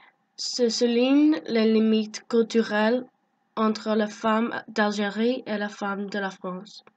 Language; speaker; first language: French; non-native, learner; English